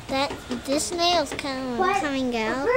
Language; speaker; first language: English; native; English